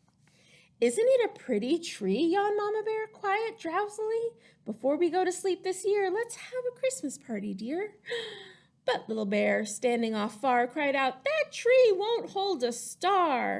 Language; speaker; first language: English; native; English